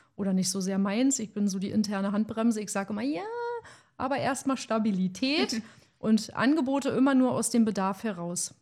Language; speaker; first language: German; native; German